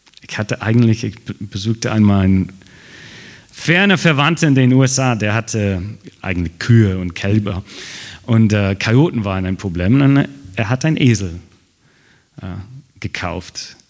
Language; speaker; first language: German; non-native, fluent; English